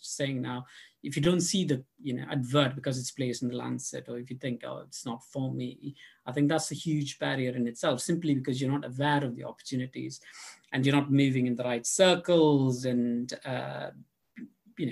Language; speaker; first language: English; non-native, local second language; Tamil